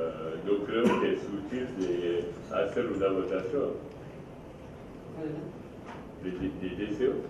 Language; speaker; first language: Spanish; non-native, learner; French